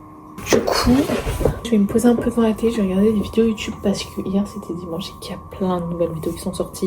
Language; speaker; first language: French; native; French